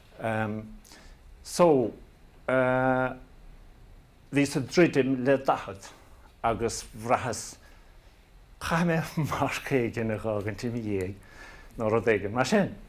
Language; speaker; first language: Irish; native; Irish